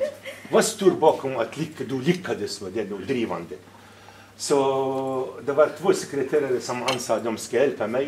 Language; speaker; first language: Swedish; non-native, fluent; Arabic